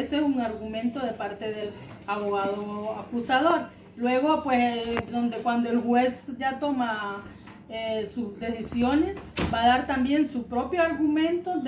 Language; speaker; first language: Spanish; native; Spanish